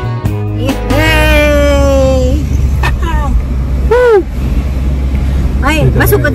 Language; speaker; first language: Japanese; non-native, learner; Filipino